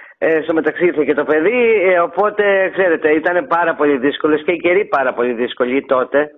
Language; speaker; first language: Greek; native; Greek